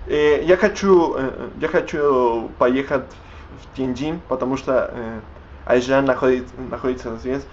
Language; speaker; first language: Russian; non-native, learner; Spanish